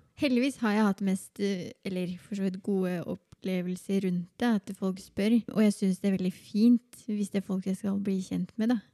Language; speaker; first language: Norwegian; native; Norwegian